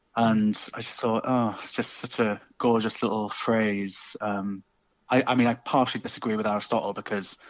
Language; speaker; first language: English; native; English